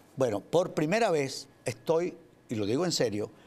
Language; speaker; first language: Spanish; native; Spanish